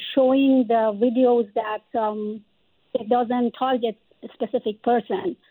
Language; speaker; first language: English; non-native, fluent; Persian